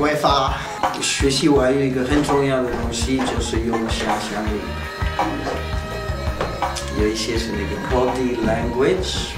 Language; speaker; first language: Chinese; non-native, learner; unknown